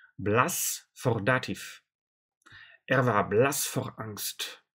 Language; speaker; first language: German; non-native, fluent; Russian